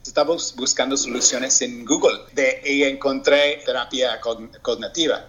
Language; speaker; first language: Spanish; non-native, learner; English